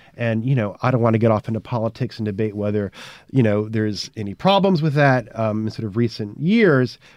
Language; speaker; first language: English; native; English